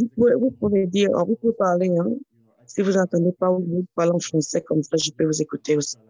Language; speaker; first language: French; non-native, learner; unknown